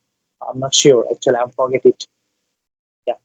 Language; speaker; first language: English; non-native, learner; Bangla